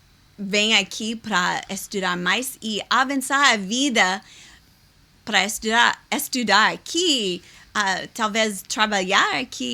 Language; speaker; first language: Portuguese; non-native, learner; English